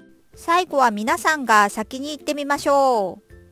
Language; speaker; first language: Japanese; non-native, fluent; Korean